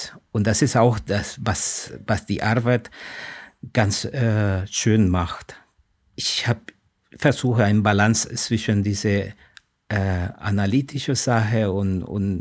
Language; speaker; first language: German; non-native, fluent; Spanish